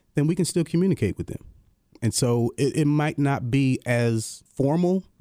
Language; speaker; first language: English; native; English